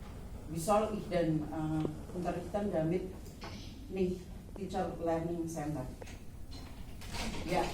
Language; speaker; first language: German; non-native, fluent; Indonesian